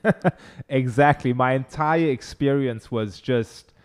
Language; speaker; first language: English; non-native, local second language; Afrikaans